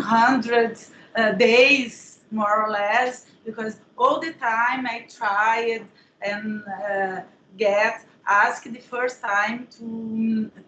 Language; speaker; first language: English; non-native, learner; Portuguese